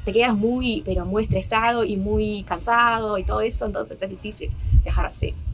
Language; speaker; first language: Spanish; non-native, fluent; Russian